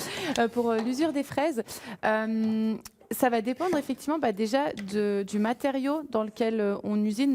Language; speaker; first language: French; native; French